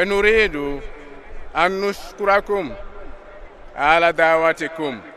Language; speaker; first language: Arabic; non-native, learner; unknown